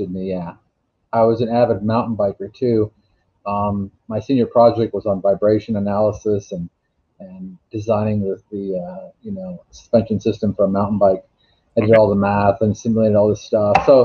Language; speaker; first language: English; native; English